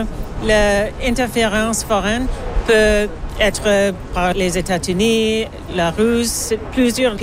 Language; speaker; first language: French; non-native, learner; English